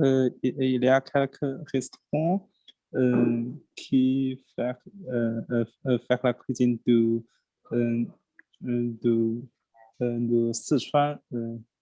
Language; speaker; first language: French; non-native, learner; Chinese